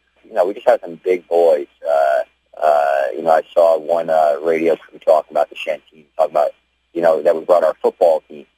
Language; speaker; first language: English; native; English